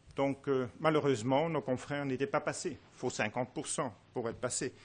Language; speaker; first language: French; non-native, fluent; Dutch